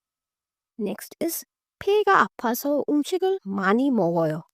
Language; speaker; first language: Korean; non-native, learner; Hindi